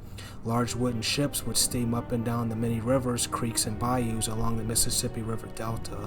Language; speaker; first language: English; native; English